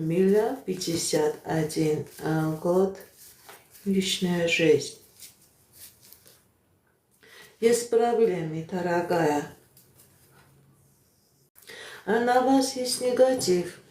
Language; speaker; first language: Russian; non-native, fluent; Armenian